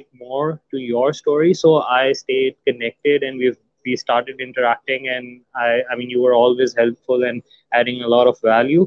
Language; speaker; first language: English; non-native, local second language; Urdu